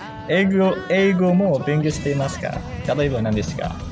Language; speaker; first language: Japanese; non-native, learner; Indonesian